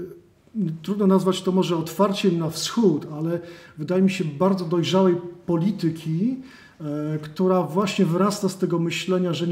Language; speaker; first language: Polish; native; Polish